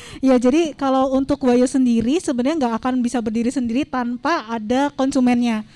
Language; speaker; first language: Indonesian; native; Indonesian